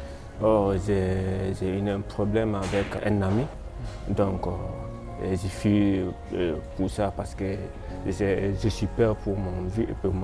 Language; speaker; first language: French; non-native, learner; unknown